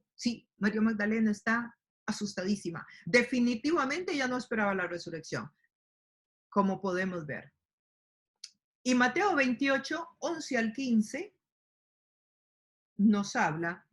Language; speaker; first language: Spanish; native; Spanish